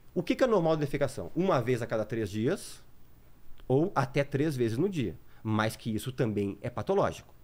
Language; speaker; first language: Portuguese; native; Portuguese